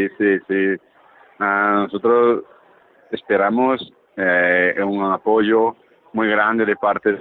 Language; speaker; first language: Spanish; early bilingual, heritage; Italian